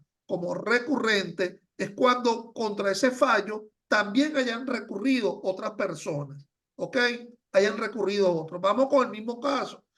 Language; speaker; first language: Spanish; native; Spanish